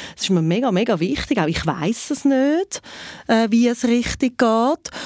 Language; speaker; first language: German; native; German